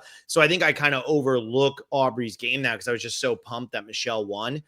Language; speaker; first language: English; native; English